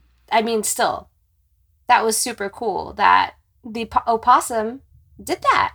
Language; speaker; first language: English; native; English